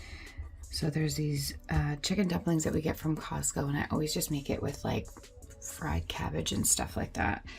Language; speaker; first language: English; native; English